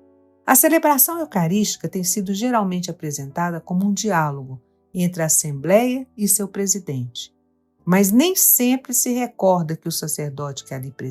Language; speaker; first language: Portuguese; native; Portuguese